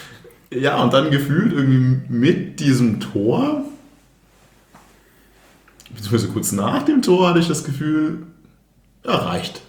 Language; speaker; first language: German; native; German